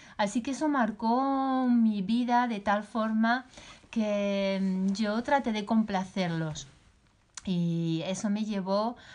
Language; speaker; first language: Spanish; native; Spanish